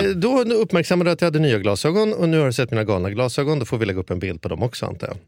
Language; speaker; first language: Swedish; native; Swedish